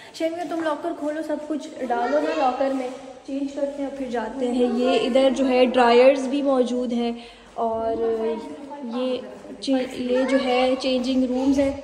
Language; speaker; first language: Urdu; native; Urdu